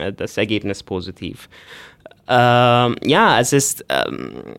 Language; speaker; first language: German; non-native, fluent; Arabic